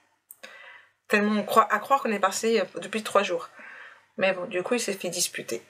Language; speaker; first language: French; native; French